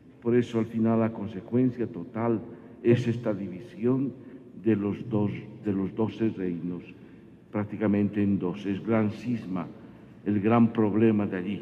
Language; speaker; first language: Spanish; native; Spanish